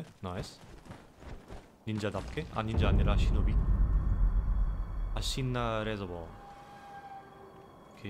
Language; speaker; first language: Korean; non-native, fluent; German